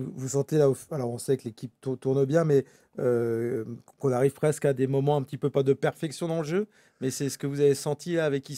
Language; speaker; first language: French; native; French